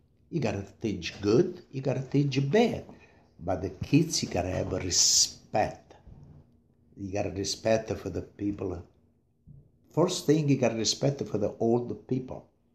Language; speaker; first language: English; non-native, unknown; Italian